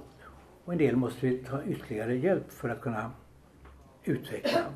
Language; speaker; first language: Swedish; native; Swedish